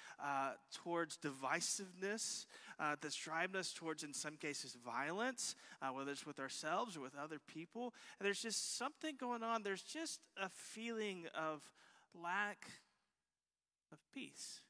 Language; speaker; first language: English; native; English